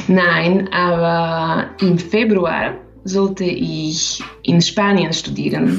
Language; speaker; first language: German; non-native, learner; Slovak